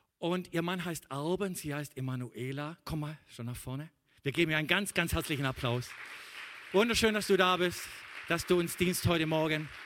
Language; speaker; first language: German; native; German